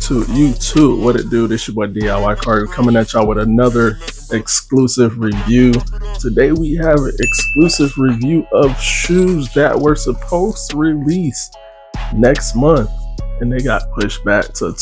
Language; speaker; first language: English; native; English